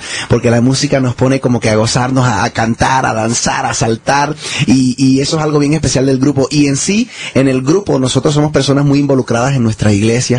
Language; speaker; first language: Spanish; early bilingual, heritage; Spanish